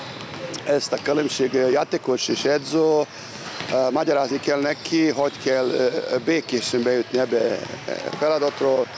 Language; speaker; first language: Hungarian; non-native, learner; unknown